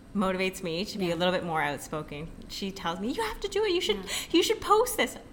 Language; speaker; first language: English; early bilingual, other home language; Filipino